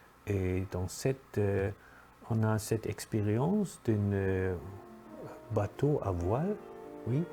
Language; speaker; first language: French; non-native, fluent; German